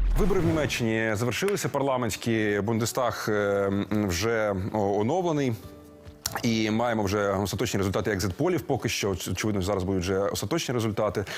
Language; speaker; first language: Ukrainian; native; Ukrainian